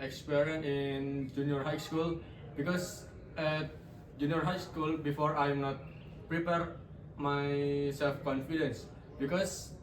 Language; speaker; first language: English; non-native, learner; Indonesian